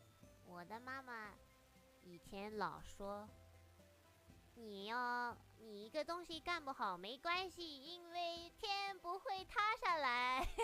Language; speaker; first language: Chinese; early bilingual, heritage; Chinese